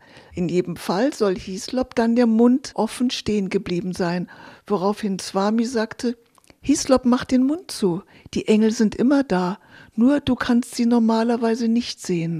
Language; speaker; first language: German; native; German